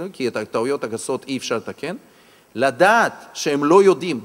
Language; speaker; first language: Hebrew; non-native, fluent; Russian